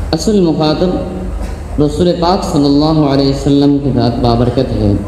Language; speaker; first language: Urdu; non-native, local second language; Bangla